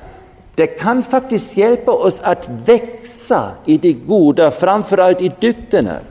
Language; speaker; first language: Swedish; non-native, fluent; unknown